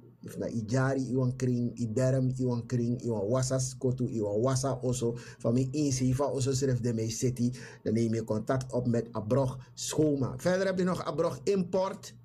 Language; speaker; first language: Dutch; native; Dutch